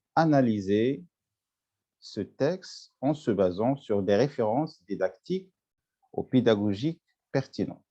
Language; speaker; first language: French; non-native, local second language; Arabic